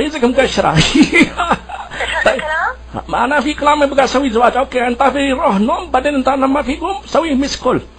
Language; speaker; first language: Arabic; non-native, learner; Urdu